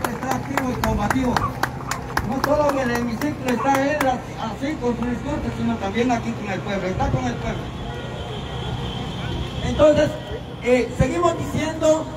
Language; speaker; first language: Spanish; native; Spanish